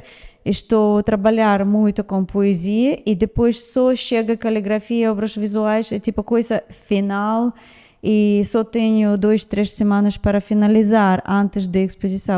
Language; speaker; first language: Portuguese; non-native, fluent; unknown